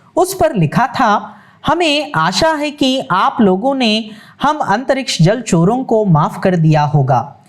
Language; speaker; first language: Hindi; non-native, local second language; Telugu